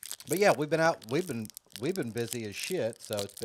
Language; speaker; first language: English; native; English